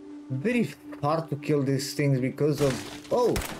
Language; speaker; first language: English; non-native, fluent; Romanian